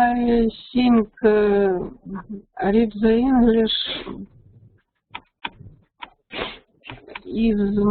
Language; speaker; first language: English; non-native, learner; Russian